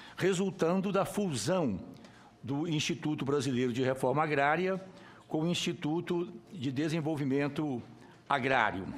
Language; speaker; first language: Portuguese; native; Portuguese